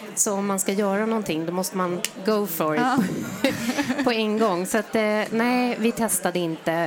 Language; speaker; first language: Swedish; native; Swedish